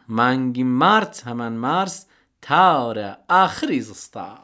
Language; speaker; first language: Central Kurdish; native; Central Kurdish